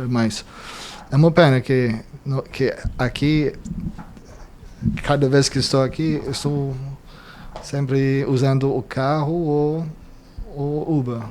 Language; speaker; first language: Portuguese; non-native, fluent; English